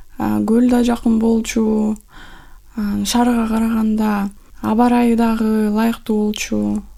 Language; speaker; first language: Kyrgyz; non-native, local second language; Russian